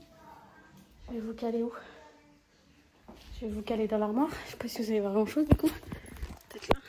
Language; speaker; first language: French; native; French